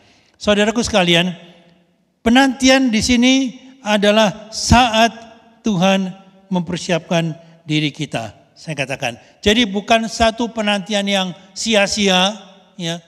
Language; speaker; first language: Indonesian; native; Indonesian